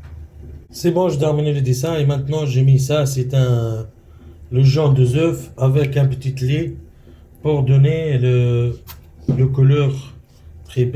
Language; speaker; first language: French; non-native, local second language; Arabic